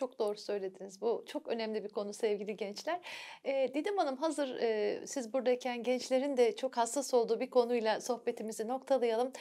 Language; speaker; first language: Turkish; native; Turkish